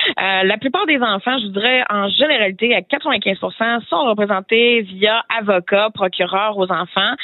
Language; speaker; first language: French; native; French